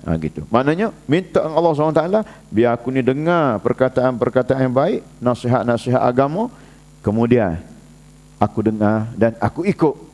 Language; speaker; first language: Malay; native; Malay